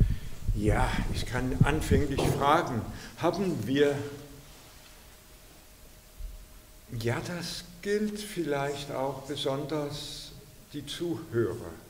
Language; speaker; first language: German; non-native, fluent; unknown